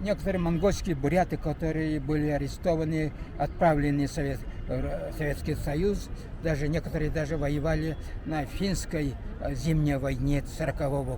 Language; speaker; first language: Russian; non-native, fluent; Mongolian